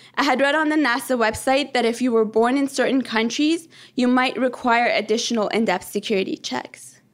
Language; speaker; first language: English; early bilingual, other home language; Persian